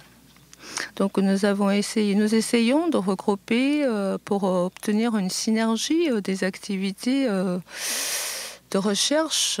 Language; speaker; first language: French; non-native, fluent; Japanese